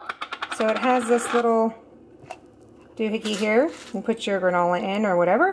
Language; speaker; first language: English; native; English